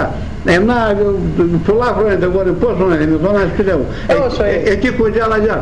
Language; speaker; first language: Greek; native; Greek